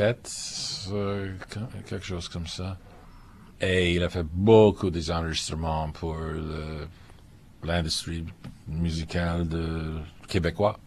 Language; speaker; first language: French; non-native, local second language; English